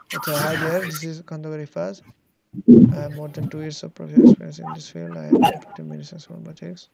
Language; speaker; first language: English; non-native, local second language; Bangla